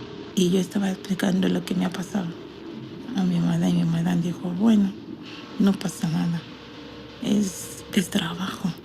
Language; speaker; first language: Spanish; non-native, learner; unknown